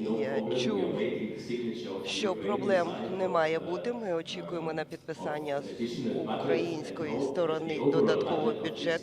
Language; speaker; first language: Ukrainian; native; Ukrainian